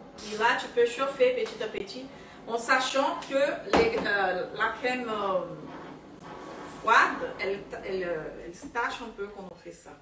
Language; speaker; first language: French; non-native, fluent; Portuguese